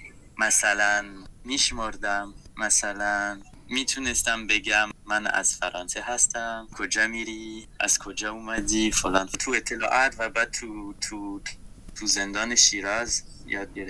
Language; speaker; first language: Persian; non-native, fluent; French